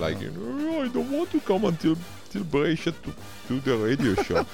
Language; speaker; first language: English; non-native, fluent; Italian